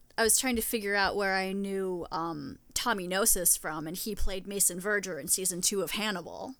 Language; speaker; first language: English; native; English